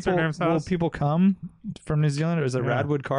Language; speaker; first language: English; native; English